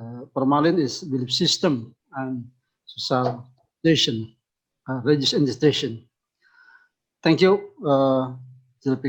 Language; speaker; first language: English; non-native, local second language; Indonesian